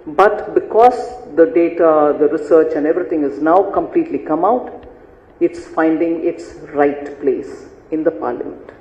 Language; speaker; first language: English; non-native, local second language; Tamil